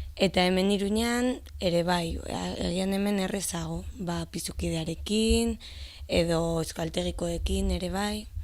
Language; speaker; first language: Basque; non-native, local second language; Spanish